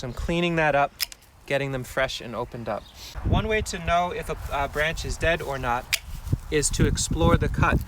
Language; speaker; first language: English; native; English